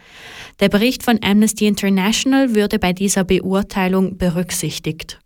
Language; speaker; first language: German; native; German